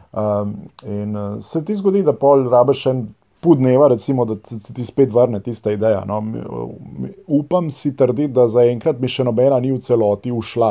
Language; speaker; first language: Slovenian; non-native, local second language; Serbian